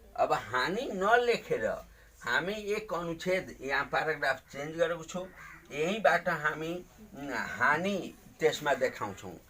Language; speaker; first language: Nepali; native; Nepali